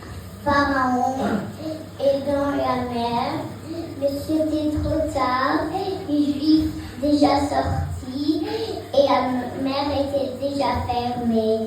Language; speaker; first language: French; early bilingual, heritage; French